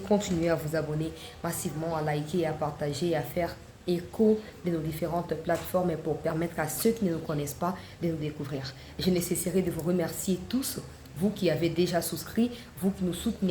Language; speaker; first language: French; non-native, local second language; Lingala